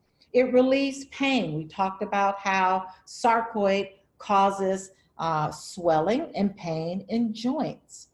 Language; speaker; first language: English; native; English